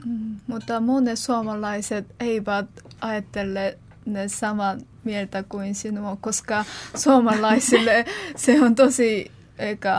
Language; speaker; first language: Finnish; non-native, learner; Korean